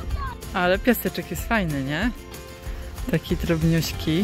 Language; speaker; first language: Polish; native; Polish